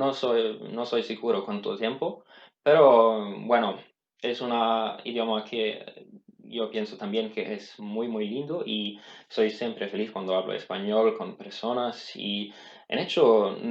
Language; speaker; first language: Spanish; non-native, learner; Swedish